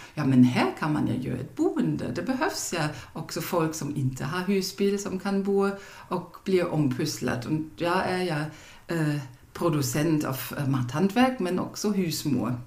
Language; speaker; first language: Swedish; non-native, fluent; German